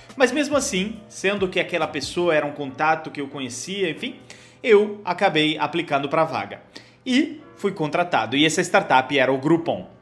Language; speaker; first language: Portuguese; non-native, fluent; Italian